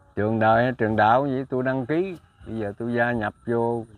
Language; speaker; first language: Vietnamese; native; Vietnamese